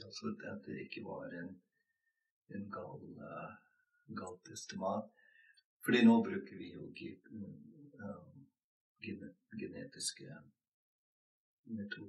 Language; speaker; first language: Norwegian; non-native, fluent; English